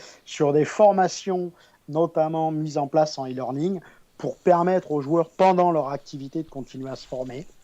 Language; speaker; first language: French; native; French